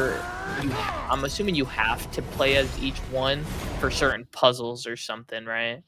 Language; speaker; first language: English; native; English